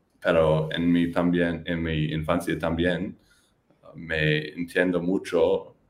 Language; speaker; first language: Spanish; non-native, learner; English